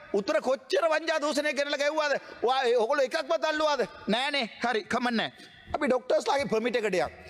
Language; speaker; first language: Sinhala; non-native, local second language; Tamil